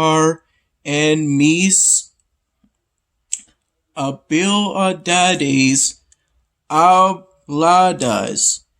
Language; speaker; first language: Spanish; non-native, learner; English